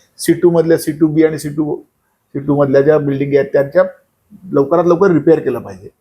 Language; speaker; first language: Marathi; native; Marathi